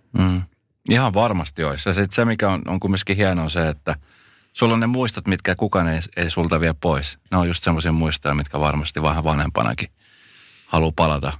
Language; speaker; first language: Finnish; native; Finnish